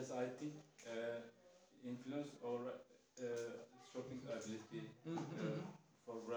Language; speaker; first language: English; non-native, learner; Turkish